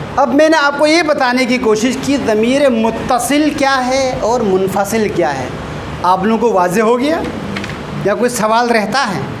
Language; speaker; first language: Urdu; native; Urdu